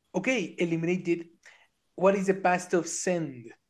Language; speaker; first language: English; non-native, fluent; Spanish